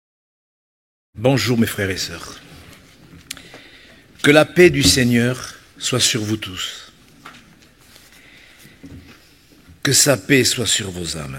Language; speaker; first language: French; native; French